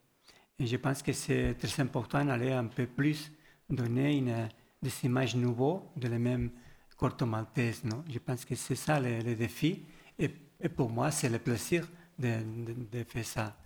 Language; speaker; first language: French; non-native, learner; Spanish